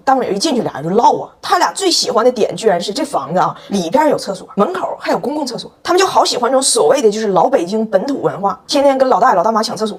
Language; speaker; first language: Chinese; native; Chinese